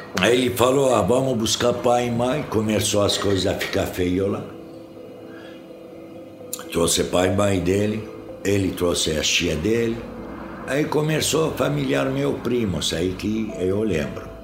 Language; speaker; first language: Portuguese; non-native, fluent; Arabic